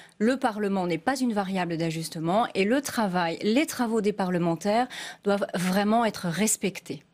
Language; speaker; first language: French; native; French